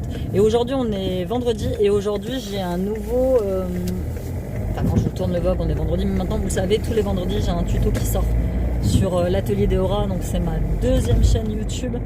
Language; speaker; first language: French; native; French